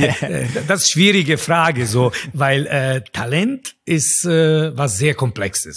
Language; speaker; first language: German; non-native, fluent; Croatian